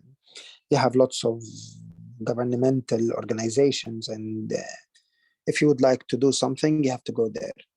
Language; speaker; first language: English; non-native, fluent; Arabic